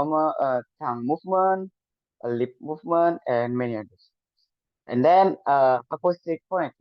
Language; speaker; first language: English; non-native, learner; Indonesian